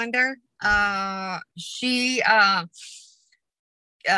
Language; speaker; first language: English; non-native, fluent; Spanish